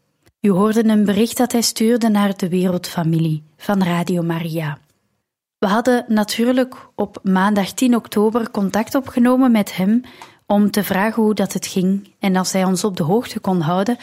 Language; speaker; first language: Dutch; native; Dutch